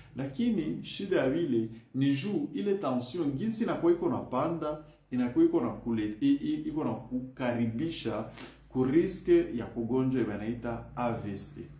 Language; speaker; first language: Swahili; native; Swahili